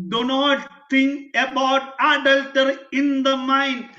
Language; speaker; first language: English; non-native, local second language; Malayalam